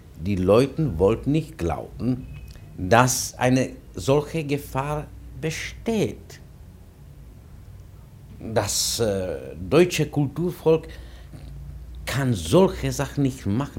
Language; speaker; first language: German; non-native, fluent; Czech